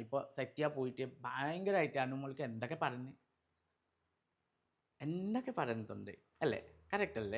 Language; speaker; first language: Malayalam; non-native, local second language; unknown